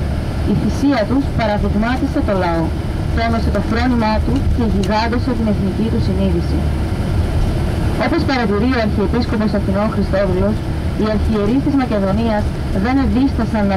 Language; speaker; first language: Greek; native; Greek